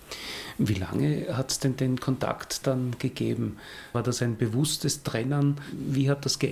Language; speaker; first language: German; native; German